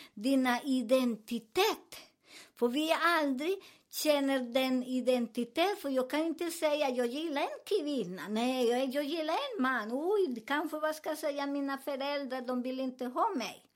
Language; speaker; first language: Swedish; non-native, learner; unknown